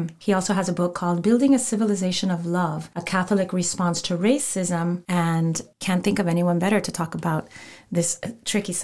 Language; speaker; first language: English; non-native, fluent; Spanish